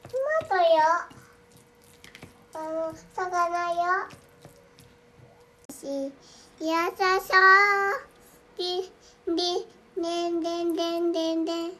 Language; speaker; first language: Chinese; early bilingual, heritage; Chinese